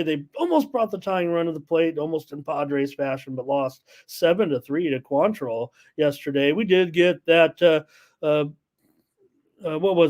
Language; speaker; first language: English; native; English